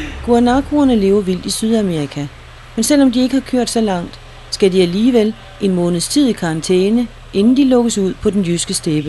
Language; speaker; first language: Danish; native; Danish